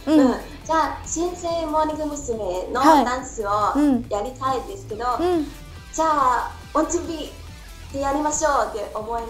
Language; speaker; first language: Japanese; non-native, fluent; Cantonese